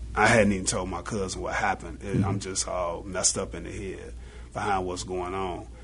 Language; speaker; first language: English; native; English